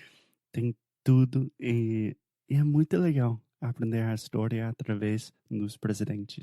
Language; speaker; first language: Portuguese; non-native, fluent; English